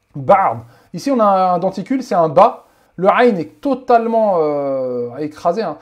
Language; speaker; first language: French; native; French